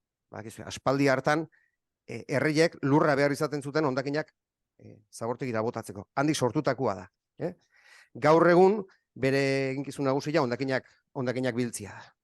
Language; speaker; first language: Basque; native; Basque